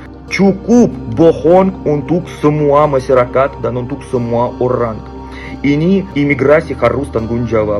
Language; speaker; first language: Indonesian; non-native, fluent; Russian